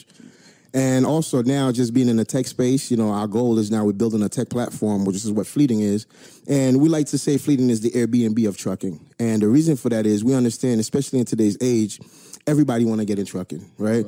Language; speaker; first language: English; non-native, fluent; Haitian Creole